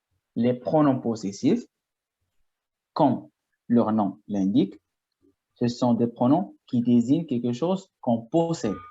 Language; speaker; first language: French; non-native, fluent; Arabic